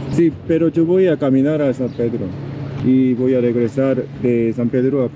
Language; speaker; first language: Spanish; non-native, learner; Korean